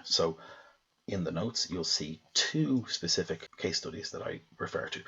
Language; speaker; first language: English; native; English